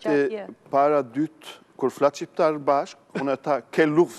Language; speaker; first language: Albanian; non-native, learner; Arabic